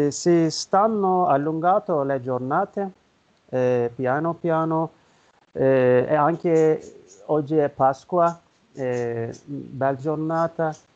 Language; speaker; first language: Italian; non-native, learner; Turkish